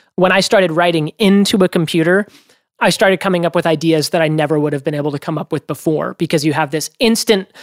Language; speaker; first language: English; native; English